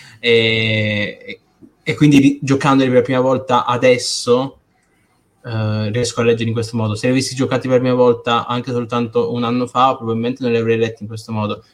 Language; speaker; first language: Italian; early bilingual, other home language; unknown